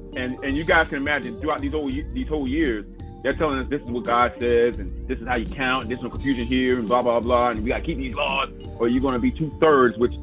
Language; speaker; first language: English; native; English